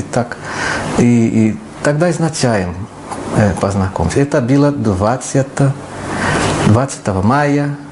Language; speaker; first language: Russian; non-native, learner; Portuguese